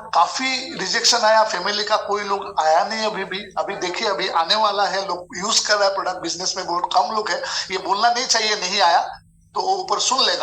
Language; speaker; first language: Hindi; non-native, local second language; Assamese